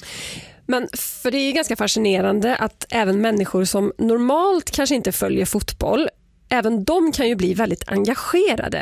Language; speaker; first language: Swedish; native; Swedish